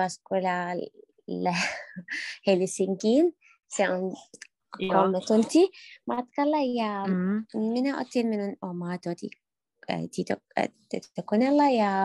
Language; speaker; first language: Finnish; non-native, learner; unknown